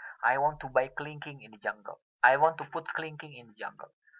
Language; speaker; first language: English; non-native, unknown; Indonesian